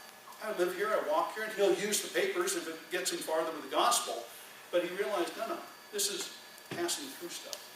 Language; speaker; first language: English; native; English